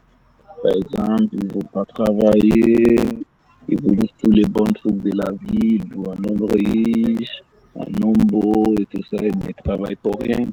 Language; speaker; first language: French; non-native, learner; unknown